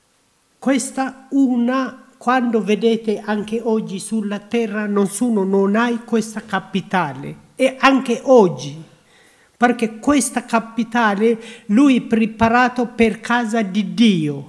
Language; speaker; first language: Italian; non-native, learner; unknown